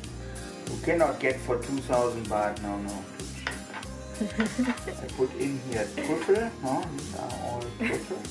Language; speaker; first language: English; non-native, fluent; German